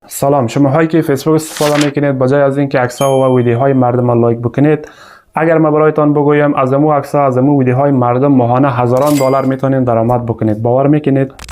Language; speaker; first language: Persian; native; Persian